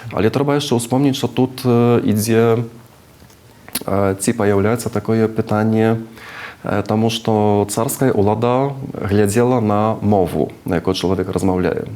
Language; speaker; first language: Belarusian; non-native, fluent; Czech